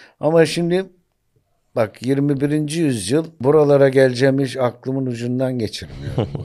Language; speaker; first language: Turkish; native; Turkish